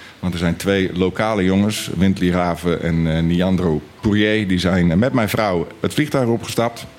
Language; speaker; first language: Dutch; native; Dutch